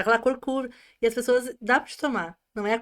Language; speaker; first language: Portuguese; native; Portuguese